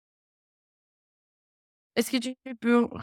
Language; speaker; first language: French; non-native, learner; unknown